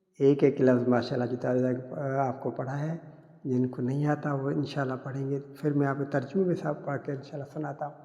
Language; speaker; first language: Urdu; non-native, local second language; Sindhi